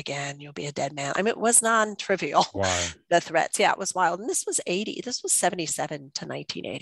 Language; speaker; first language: English; native; English